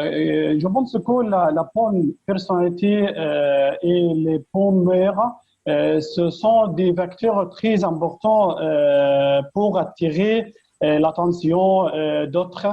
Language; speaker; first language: French; non-native, fluent; Arabic